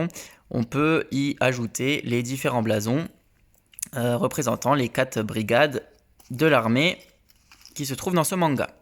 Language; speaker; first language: French; native; French